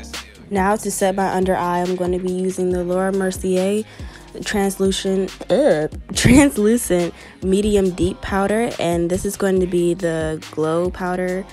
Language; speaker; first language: English; native; English